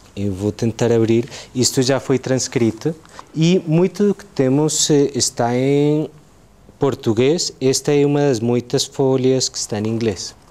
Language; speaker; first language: Portuguese; non-native, fluent; Spanish